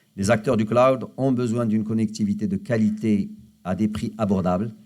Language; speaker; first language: French; non-native, local second language; Arabic